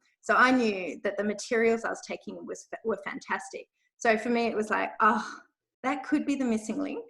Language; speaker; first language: English; native; English